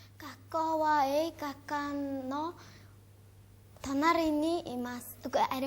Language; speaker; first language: Japanese; non-native, learner; Mongolian